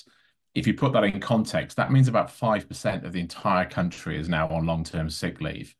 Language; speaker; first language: English; native; English